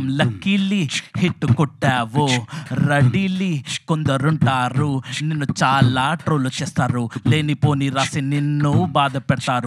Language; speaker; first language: Telugu; native; Telugu